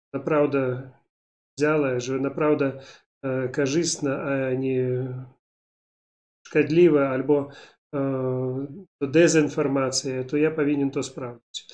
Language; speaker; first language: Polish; non-native, learner; Belarusian